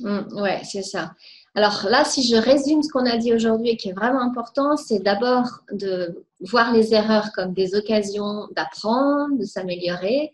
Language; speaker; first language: French; native; French